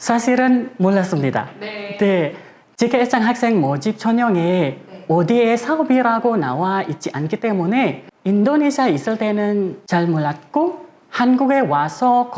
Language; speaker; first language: Korean; non-native, fluent; Indonesian